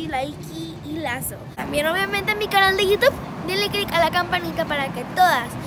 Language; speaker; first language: Spanish; native; Spanish